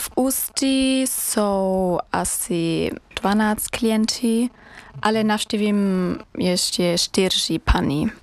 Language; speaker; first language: Czech; non-native, learner; German